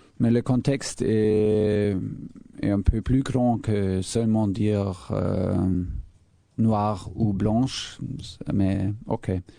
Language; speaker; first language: French; non-native, fluent; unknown